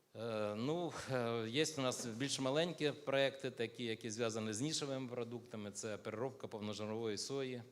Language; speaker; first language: Ukrainian; native; Ukrainian